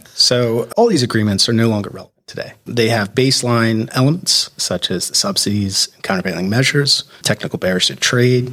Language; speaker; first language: English; native; English